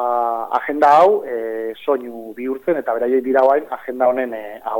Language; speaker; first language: Basque; native; Basque